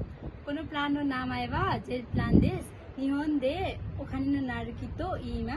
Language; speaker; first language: Japanese; non-native, learner; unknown